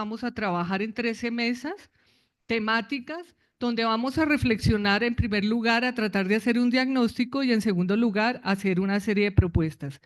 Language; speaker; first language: Spanish; native; Spanish